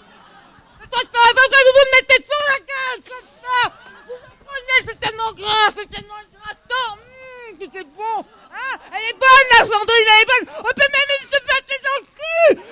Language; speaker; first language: French; native; French